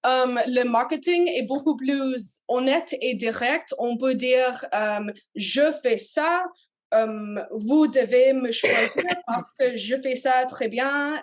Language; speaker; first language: French; non-native, learner; English